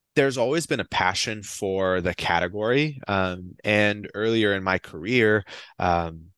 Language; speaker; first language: English; non-native, fluent; Portuguese